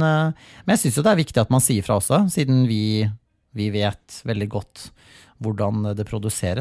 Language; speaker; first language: Norwegian; native; Norwegian